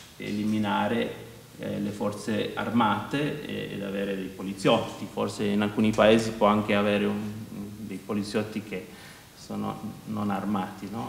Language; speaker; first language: Italian; non-native, fluent; Maltese